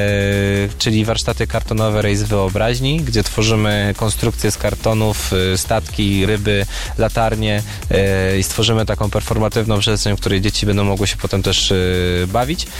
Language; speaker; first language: Polish; native; Polish